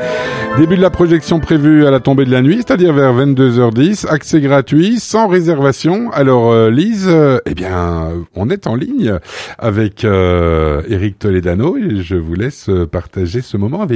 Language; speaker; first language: French; native; French